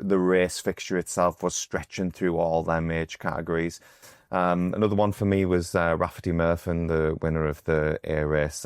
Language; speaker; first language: English; native; English